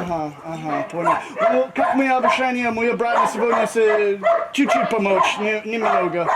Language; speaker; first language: Russian; non-native, learner; English